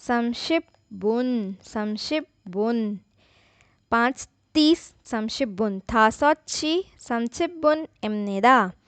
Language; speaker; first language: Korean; non-native, fluent; Urdu